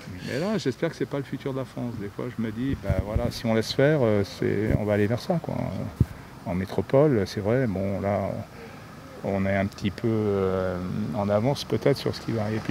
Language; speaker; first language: French; native; French